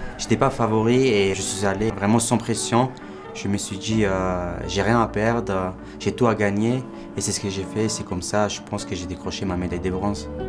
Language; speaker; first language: French; non-native, fluent; Georgian